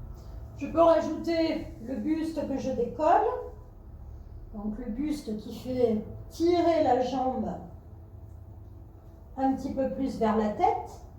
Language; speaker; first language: French; native; French